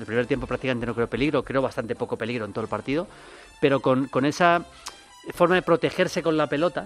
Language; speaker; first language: Spanish; native; Spanish